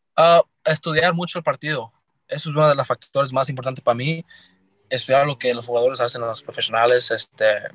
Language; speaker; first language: Spanish; early bilingual, heritage; Spanish